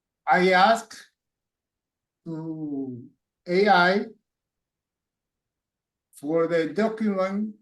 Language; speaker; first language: English; non-native, learner; Spanish